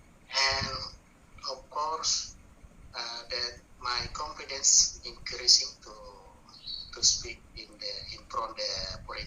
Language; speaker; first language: English; non-native, learner; Buginese